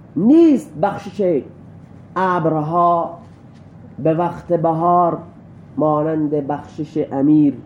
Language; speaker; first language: Persian; non-native, local second language; Baluchi